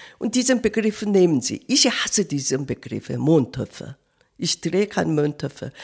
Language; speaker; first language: German; non-native, learner; Korean